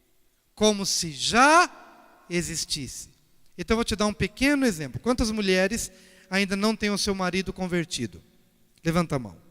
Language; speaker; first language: Portuguese; native; Portuguese